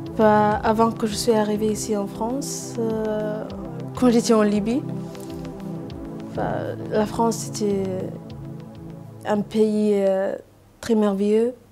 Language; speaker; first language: French; non-native, learner; Arabic